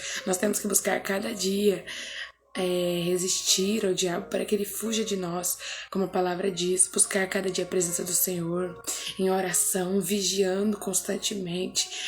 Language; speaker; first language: Portuguese; native; Portuguese